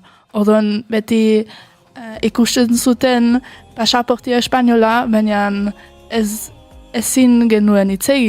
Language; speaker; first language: Basque; early bilingual, heritage; Basque